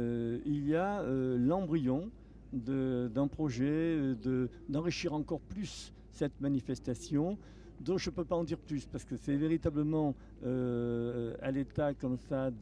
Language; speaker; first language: French; native; French